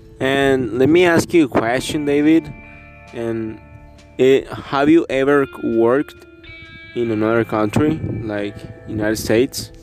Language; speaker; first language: English; non-native, learner; Spanish